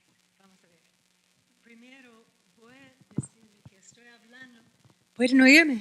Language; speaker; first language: Spanish; non-native, fluent; English